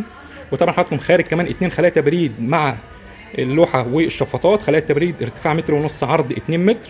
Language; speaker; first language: Arabic; native; Arabic